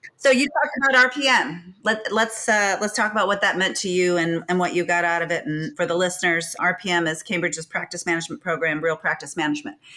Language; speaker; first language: English; native; English